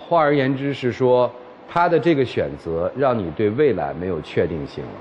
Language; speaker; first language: Chinese; native; Chinese